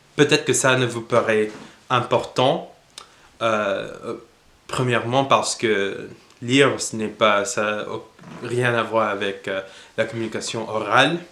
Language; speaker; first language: French; non-native, fluent; English